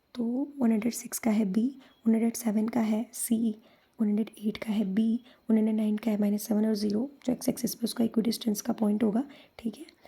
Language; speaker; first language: Hindi; native; Hindi